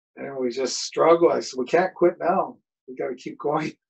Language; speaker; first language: English; native; English